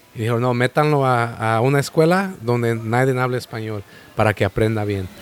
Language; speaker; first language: Spanish; native; Spanish